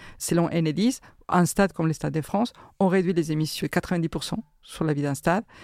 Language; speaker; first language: French; non-native, fluent; Spanish